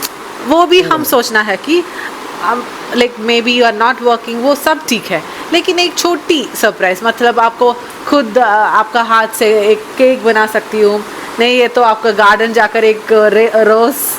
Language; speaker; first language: Hindi; non-native, local second language; Malayalam